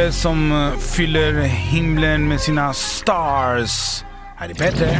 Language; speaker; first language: Swedish; native; Swedish